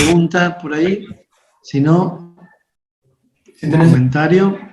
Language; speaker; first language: Spanish; native; Spanish